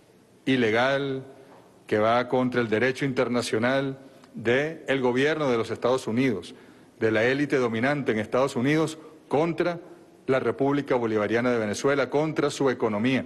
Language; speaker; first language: Spanish; native; Spanish